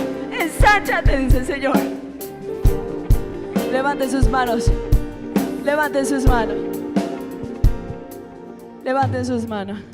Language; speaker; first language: Spanish; native; Spanish